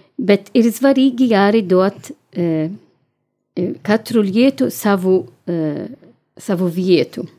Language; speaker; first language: Latvian; non-native, learner; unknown